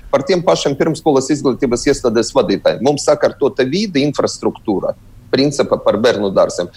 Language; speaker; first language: Latvian; non-native, local second language; Russian